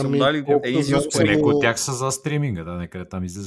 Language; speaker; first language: Bulgarian; native; Bulgarian